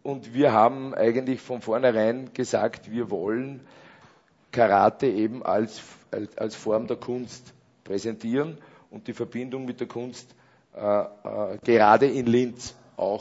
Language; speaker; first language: German; native; German